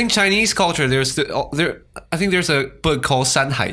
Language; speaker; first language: English; non-native, fluent; Chinese